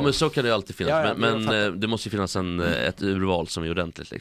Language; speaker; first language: Swedish; native; Swedish